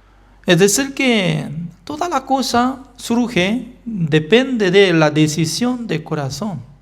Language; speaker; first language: Spanish; non-native, learner; Korean